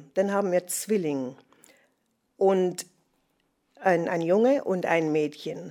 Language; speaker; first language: German; non-native, fluent; English